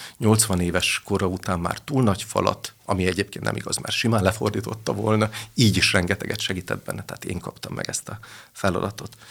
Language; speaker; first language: Hungarian; native; Hungarian